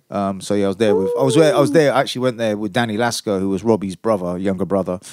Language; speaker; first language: English; native; English